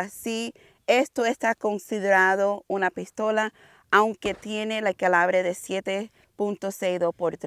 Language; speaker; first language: Spanish; non-native, learner; English